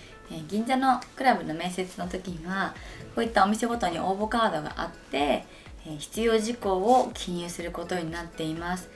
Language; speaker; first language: Japanese; native; Japanese